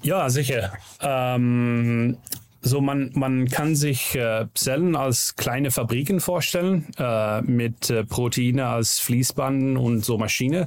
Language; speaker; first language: German; non-native, learner; Dutch